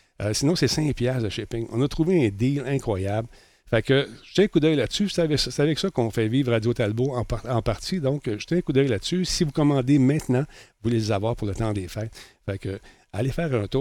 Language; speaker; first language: French; native; French